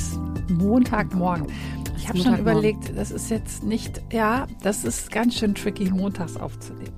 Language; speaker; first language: German; native; German